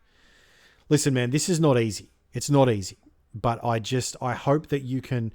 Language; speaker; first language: English; native; English